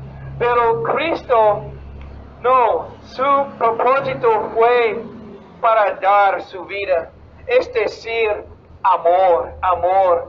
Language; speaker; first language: Spanish; non-native, fluent; English